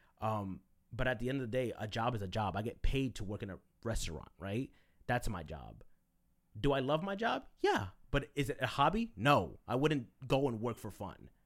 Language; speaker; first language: English; early bilingual, other home language; Spanish